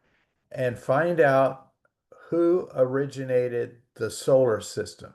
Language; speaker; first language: English; native; English